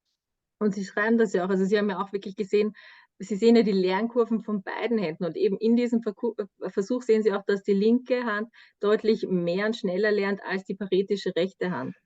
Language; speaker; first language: German; native; German